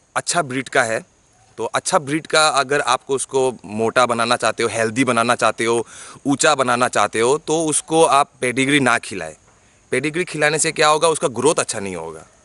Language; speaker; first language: Hindi; non-native, local second language; Bangla